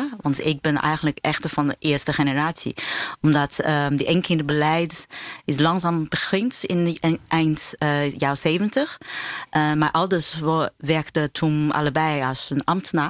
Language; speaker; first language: Dutch; non-native, fluent; Chinese